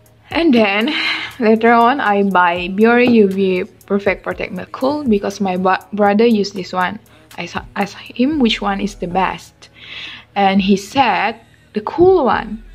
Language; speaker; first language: English; non-native, local second language; Malay